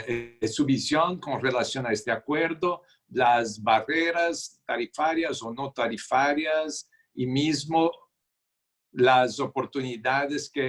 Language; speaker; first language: Spanish; non-native, fluent; Portuguese